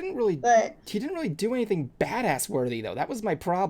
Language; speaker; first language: English; native; English